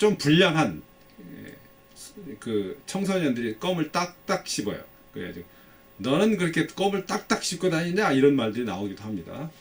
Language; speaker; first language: Korean; native; Korean